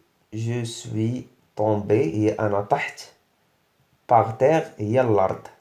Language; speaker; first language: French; non-native, local second language; Arabic